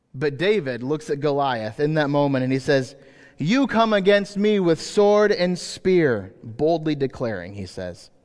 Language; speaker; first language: English; native; English